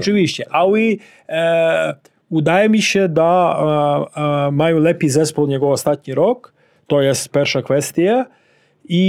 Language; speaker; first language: Polish; non-native, fluent; Serbian